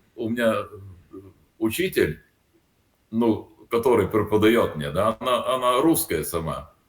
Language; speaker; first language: Russian; non-native, local second language; Latvian